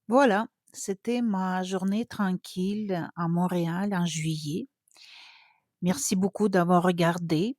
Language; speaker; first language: French; non-native, fluent; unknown